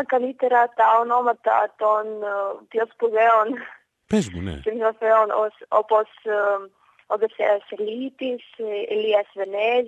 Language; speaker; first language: Greek; non-native, fluent; Ukrainian